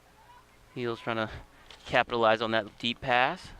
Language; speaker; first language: English; native; English